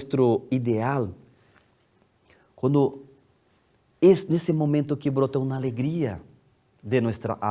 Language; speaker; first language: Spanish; non-native, fluent; Portuguese